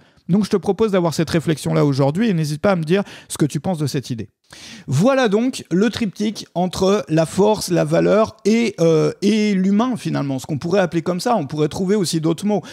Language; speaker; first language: French; native; French